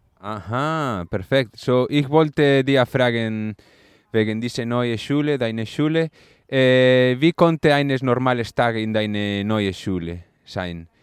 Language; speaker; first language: German; non-native, learner; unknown